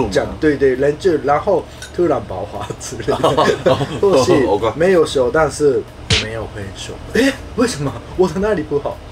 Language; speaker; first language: Chinese; non-native, fluent; Japanese